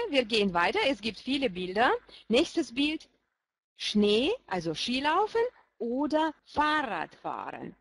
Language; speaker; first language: German; non-native, fluent; Russian